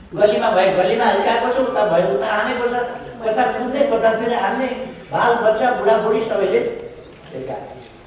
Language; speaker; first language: Nepali; native; Nepali